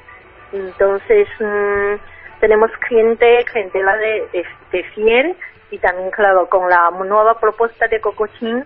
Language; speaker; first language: Spanish; non-native, fluent; Chinese